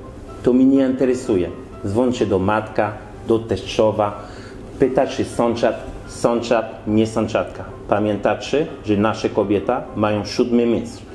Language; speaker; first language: Polish; non-native, learner; French